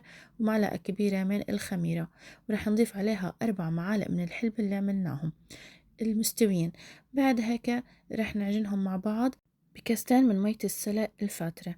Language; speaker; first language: Arabic; native; Arabic